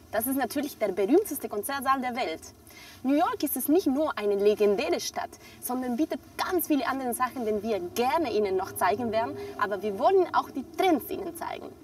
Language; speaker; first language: German; non-native, fluent; Spanish